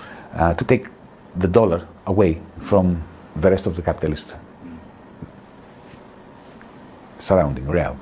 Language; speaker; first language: English; non-native, fluent; Greek